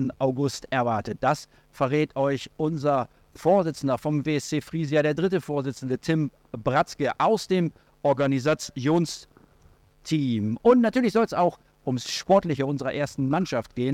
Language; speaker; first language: German; native; German